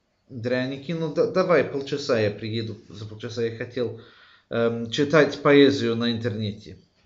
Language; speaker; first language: Russian; non-native, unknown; English